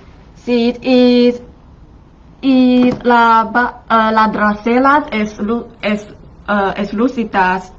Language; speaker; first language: Spanish; non-native, fluent; Chinese